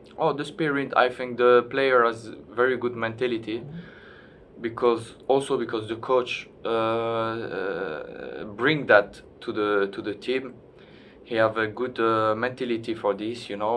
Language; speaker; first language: English; non-native, learner; French